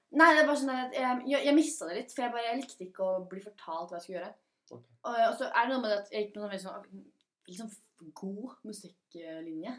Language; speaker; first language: Norwegian; native; Norwegian